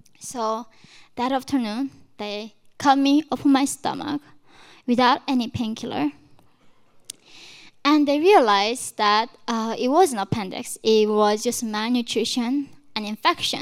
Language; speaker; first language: English; non-native, fluent; Korean